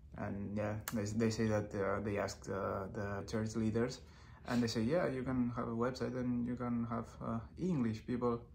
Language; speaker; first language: English; non-native, fluent; Spanish